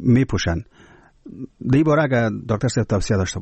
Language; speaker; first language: Persian; native; Persian